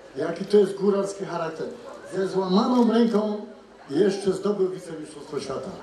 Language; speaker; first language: Polish; native; Polish